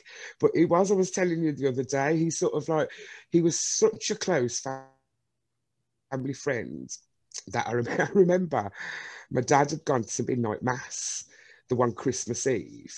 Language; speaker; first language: English; native; English